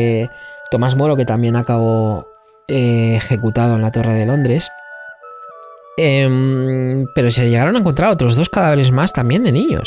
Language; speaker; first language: Spanish; native; Spanish